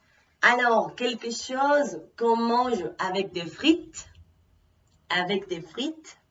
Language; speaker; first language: French; non-native, fluent; Spanish